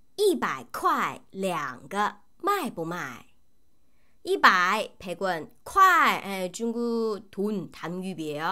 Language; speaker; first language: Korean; non-native, fluent; Chinese